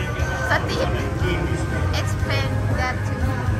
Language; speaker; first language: English; non-native, learner; Thai